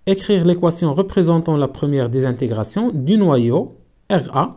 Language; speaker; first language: French; non-native, local second language; Arabic